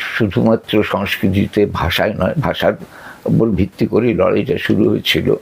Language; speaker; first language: Bangla; early bilingual, other home language; Sylheti